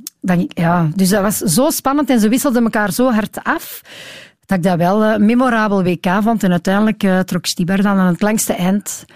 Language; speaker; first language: Dutch; native; Dutch